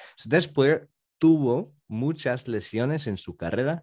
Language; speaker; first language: Spanish; non-native, fluent; English